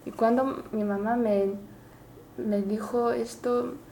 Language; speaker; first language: Spanish; non-native, fluent; Chinese